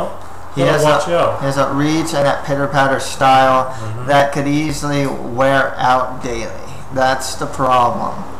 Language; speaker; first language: English; native; English